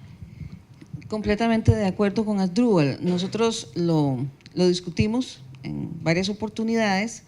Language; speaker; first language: Spanish; native; Spanish